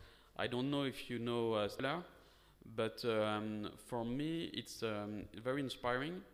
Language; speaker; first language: English; non-native, fluent; French